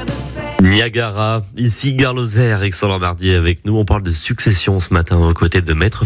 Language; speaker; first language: French; native; French